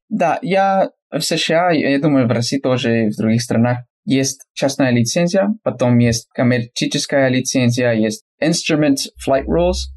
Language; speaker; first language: Russian; non-native, fluent; English